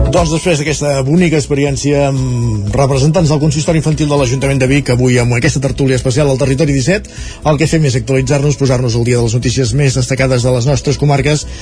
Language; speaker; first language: Catalan; native; Catalan